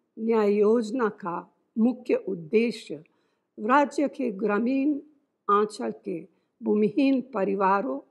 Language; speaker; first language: Hindi; non-native, fluent; Italian